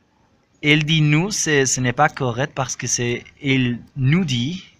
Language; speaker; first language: French; non-native, learner; Spanish